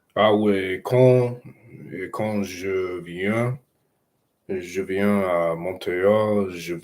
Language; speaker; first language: French; non-native, learner; English